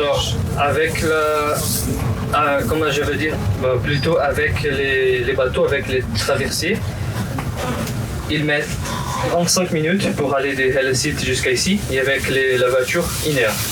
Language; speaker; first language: French; non-native, learner; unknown